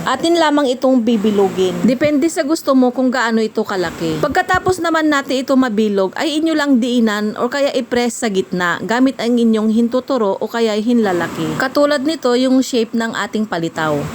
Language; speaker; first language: Filipino; non-native, local second language; Pangasinan